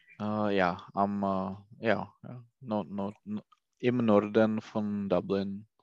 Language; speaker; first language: German; non-native, learner; Czech